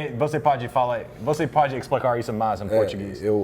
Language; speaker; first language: Portuguese; non-native, learner; English